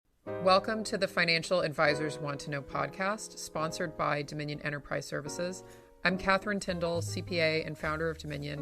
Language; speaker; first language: English; native; English